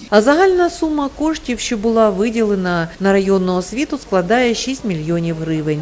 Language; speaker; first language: Ukrainian; native; Ukrainian